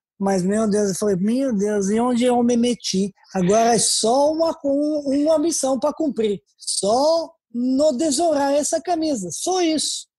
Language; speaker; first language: Portuguese; non-native, fluent; Serbian